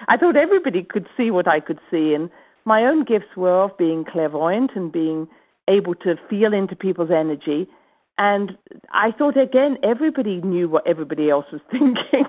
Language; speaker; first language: English; native; English